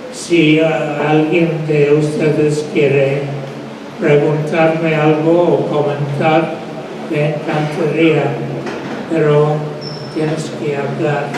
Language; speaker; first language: Spanish; non-native, fluent; English